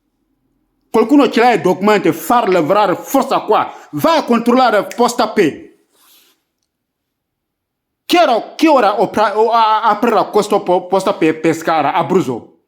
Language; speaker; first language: Italian; non-native, learner; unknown